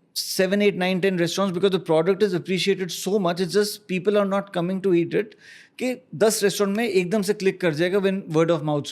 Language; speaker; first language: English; non-native, local second language; Hindi